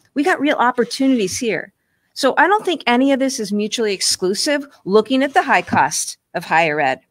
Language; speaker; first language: English; native; English